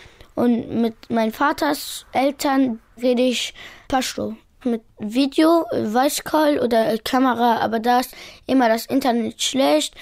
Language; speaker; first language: German; early bilingual, other home language; Pashto